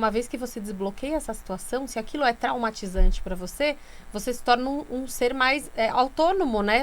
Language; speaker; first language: Portuguese; native; Portuguese